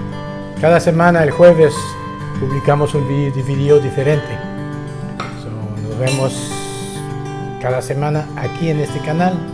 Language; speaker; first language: Spanish; non-native, fluent; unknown